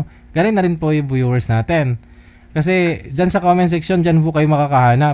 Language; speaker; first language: Filipino; native; Filipino